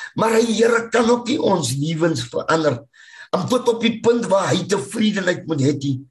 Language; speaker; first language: Afrikaans; native; Afrikaans